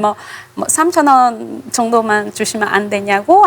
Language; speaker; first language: Korean; non-native, fluent; Khmer